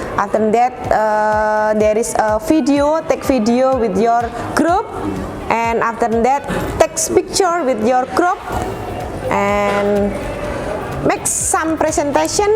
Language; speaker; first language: English; non-native, learner; Indonesian